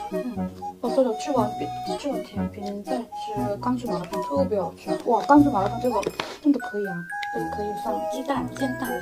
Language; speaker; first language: Chinese; non-native, fluent; Korean